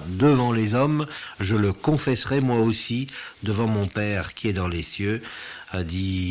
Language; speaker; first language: French; native; French